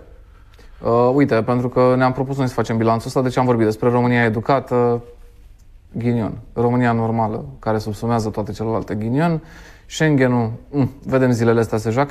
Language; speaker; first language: Romanian; native; Romanian